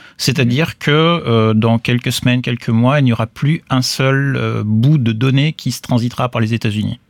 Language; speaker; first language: French; native; French